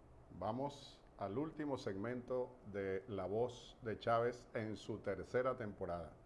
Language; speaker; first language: Spanish; native; Spanish